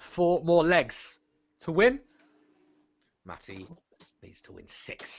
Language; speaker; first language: English; native; English